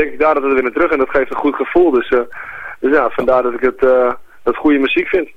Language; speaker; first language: Dutch; native; Dutch